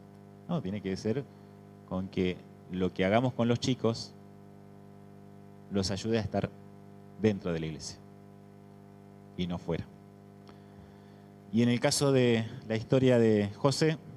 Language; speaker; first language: Spanish; native; Spanish